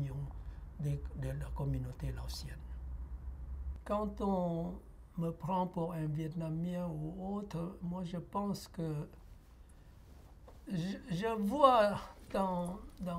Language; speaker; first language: French; non-native, fluent; Lao